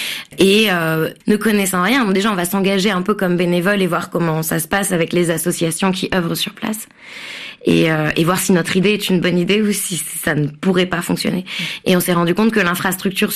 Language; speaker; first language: French; native; French